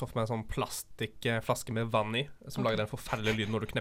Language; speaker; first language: Norwegian; native; Norwegian